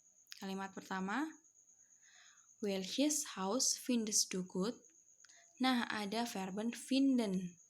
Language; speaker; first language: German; non-native, fluent; Indonesian